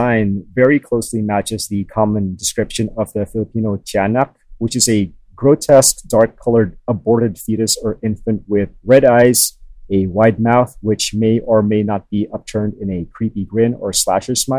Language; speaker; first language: English; non-native, local second language; Filipino